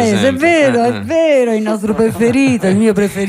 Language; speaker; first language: Italian; native; Italian